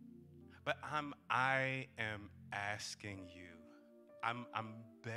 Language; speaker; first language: English; native; English